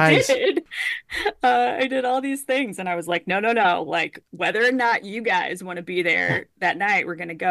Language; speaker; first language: English; native; English